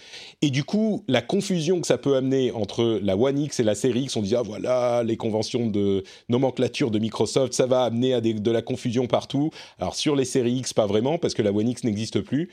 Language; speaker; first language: French; native; French